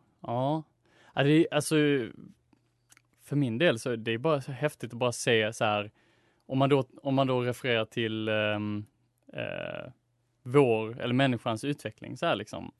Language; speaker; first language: Swedish; native; Swedish